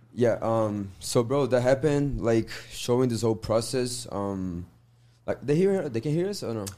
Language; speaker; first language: English; non-native, learner; Portuguese